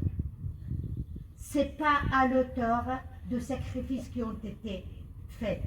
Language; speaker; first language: French; non-native, fluent; Arabic